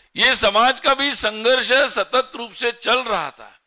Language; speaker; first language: Hindi; non-native, local second language; Marathi